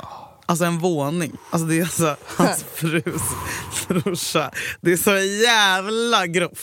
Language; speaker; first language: Swedish; native; Swedish